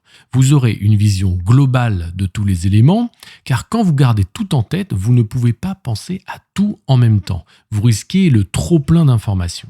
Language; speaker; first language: French; native; French